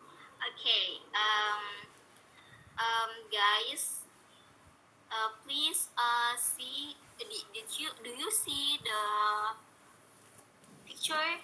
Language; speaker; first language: English; non-native, learner; Indonesian